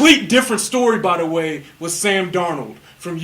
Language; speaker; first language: English; native; English